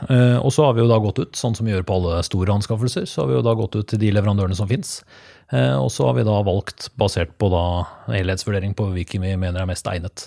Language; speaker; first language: Norwegian; native; Norwegian